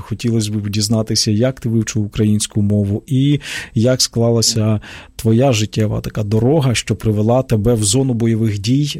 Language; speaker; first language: Ukrainian; native; Ukrainian